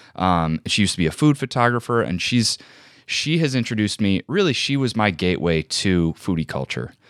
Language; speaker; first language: English; native; English